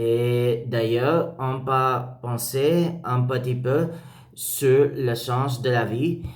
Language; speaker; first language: French; non-native, learner; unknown